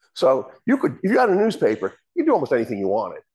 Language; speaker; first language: English; native; English